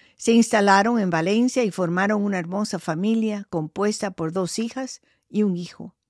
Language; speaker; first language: Spanish; early bilingual, heritage; Spanish